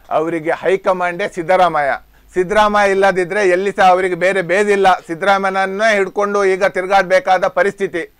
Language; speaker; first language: Kannada; native; Kannada